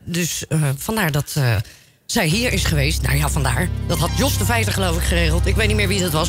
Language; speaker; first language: Dutch; native; Dutch